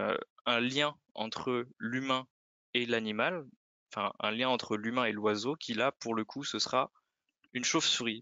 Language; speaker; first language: French; native; French